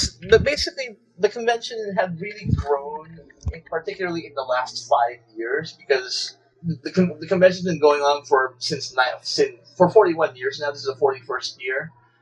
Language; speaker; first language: English; non-native, local second language; Filipino